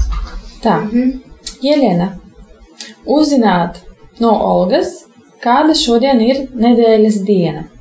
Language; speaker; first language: Latvian; non-native, local second language; Russian